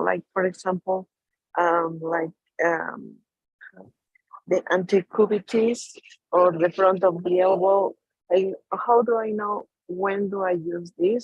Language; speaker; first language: English; non-native, learner; Spanish